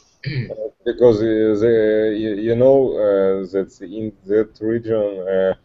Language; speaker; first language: English; non-native, learner; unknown